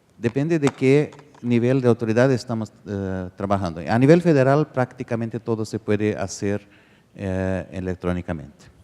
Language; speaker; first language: Spanish; non-native, fluent; Portuguese